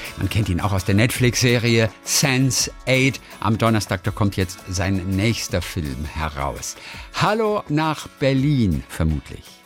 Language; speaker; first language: German; native; German